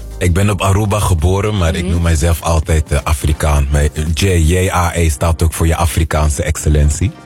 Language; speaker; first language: Dutch; non-native, local second language; Papiamento